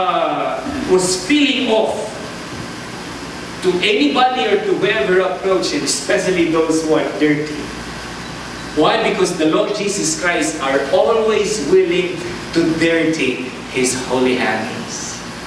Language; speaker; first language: English; non-native, local second language; Chavacano